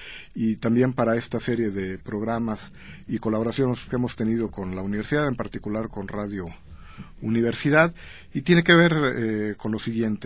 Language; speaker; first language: Spanish; native; Spanish